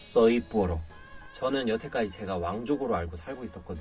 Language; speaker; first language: Korean; native; Korean